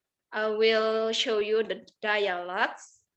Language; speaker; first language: English; non-native, learner; Indonesian